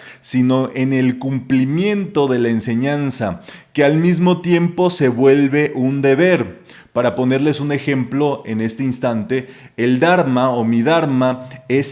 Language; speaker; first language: Spanish; native; Spanish